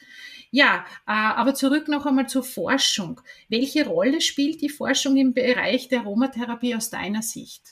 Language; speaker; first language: German; native; German